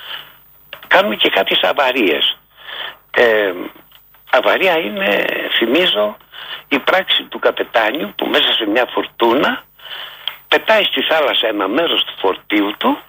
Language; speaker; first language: Greek; native; Greek